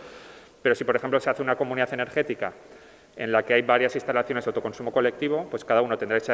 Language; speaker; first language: Spanish; native; Spanish